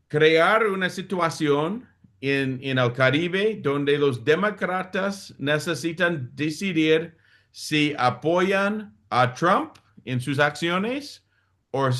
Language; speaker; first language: Spanish; non-native, fluent; English